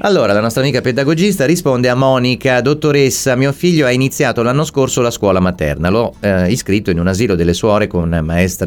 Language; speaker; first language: Italian; native; Italian